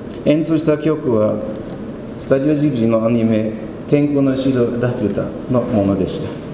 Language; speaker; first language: Japanese; non-native, fluent; German